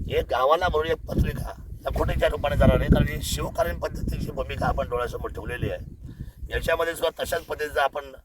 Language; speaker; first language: Marathi; native; Marathi